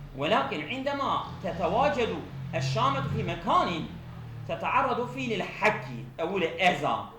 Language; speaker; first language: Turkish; non-native, local second language; Kurdish